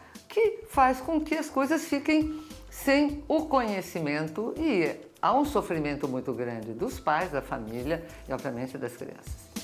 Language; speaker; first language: Portuguese; native; Portuguese